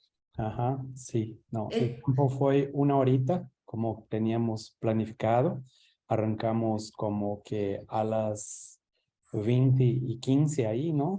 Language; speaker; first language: Spanish; non-native, fluent; Portuguese